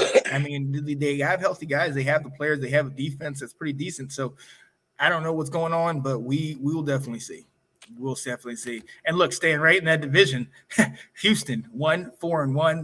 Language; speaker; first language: English; native; English